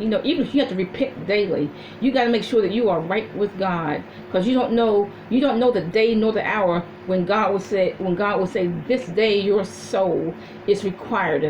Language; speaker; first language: English; native; English